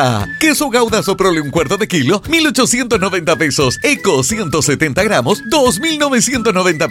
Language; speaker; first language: Spanish; native; Spanish